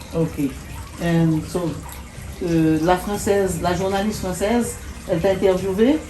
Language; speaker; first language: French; non-native, fluent; English